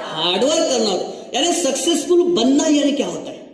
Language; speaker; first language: Hindi; non-native, local second language; Marathi